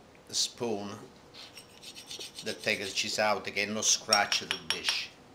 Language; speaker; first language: English; non-native, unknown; Italian